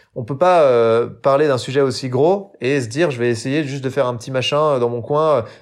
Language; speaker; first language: French; native; French